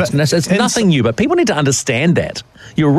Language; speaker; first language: English; native; English